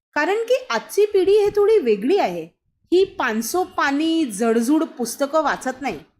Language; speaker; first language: Marathi; non-native, local second language; Hindi